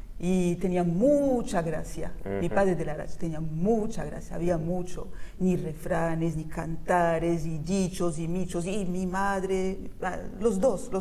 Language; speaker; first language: Spanish; early bilingual, heritage; Spanish